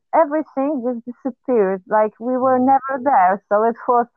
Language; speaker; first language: English; non-native, fluent; Polish